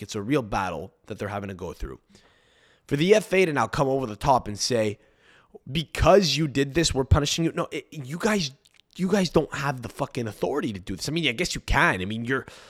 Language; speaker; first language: English; early bilingual, other home language; Italian